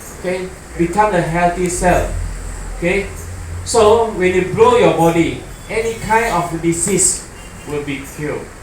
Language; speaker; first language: English; non-native, learner; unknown